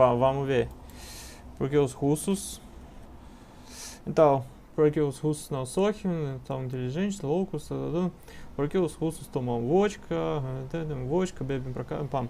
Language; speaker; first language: Portuguese; non-native, learner; Russian